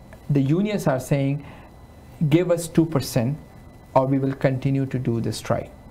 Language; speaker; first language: English; non-native, local second language; Hindi